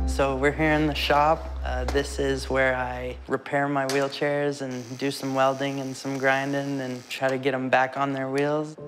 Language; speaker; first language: English; native; English